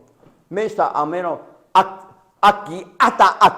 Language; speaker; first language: Spanish; non-native, learner; Chinese